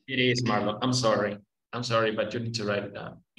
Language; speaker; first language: English; non-native, fluent; Spanish